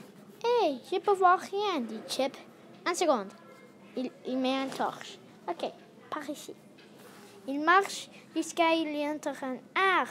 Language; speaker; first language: French; non-native, learner; English